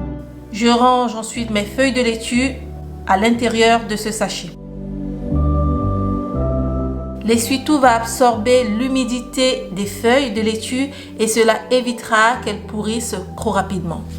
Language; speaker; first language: French; native; French